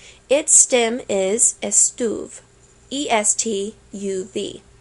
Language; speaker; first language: English; native; English